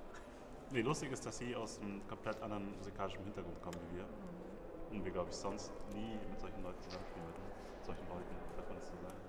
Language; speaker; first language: German; native; German